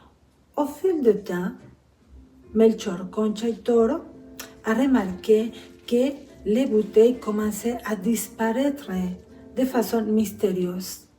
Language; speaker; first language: French; non-native, fluent; Spanish